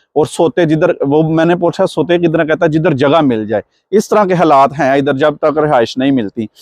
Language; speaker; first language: Urdu; non-native, local second language; Punjabi